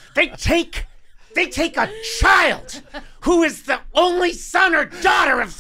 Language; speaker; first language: English; native; English